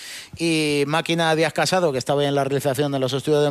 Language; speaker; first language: Spanish; native; Spanish